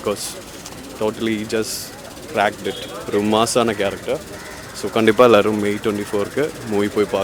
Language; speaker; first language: Tamil; non-native, learner; Malayalam